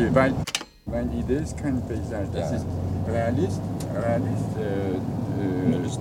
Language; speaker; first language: German; non-native, learner; French